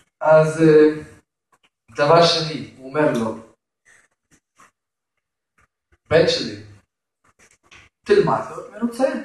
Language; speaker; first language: Hebrew; non-native, fluent; Russian